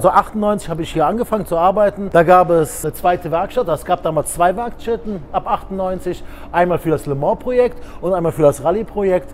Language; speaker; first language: German; native; German